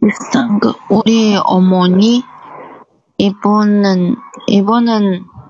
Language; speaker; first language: Korean; non-native, learner; Chinese